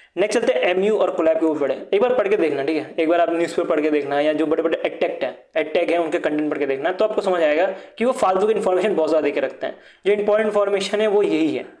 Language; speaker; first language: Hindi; non-native, local second language; Assamese